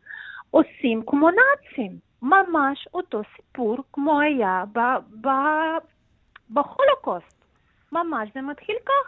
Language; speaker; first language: Hebrew; non-native, fluent; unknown